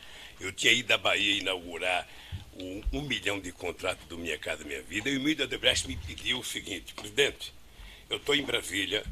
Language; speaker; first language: Portuguese; native; Portuguese